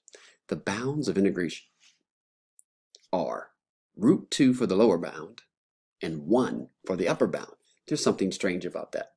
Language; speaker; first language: English; native; English